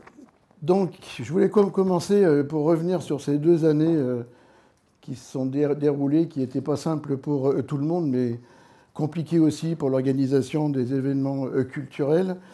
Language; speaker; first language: French; native; French